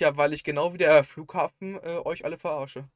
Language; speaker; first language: German; native; German